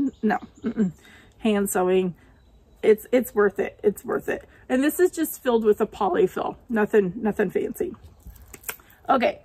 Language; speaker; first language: English; native; English